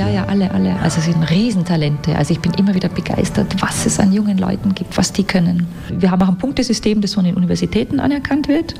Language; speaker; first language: German; native; German